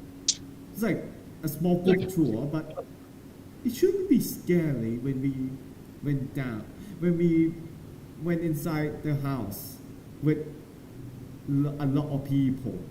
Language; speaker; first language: English; non-native, learner; Thai